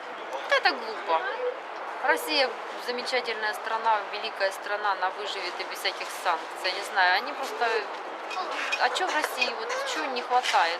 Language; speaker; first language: Russian; native; Russian